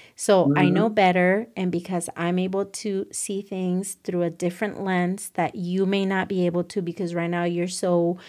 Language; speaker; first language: English; early bilingual, other home language; Spanish